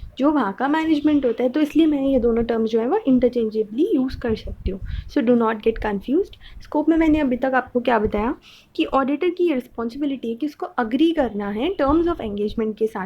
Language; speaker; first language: Hindi; native; Hindi